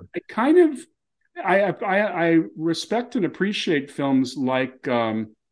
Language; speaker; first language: English; native; English